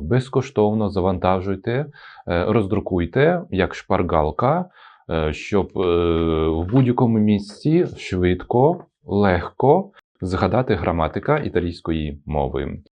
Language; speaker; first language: Ukrainian; non-native, local second language; Russian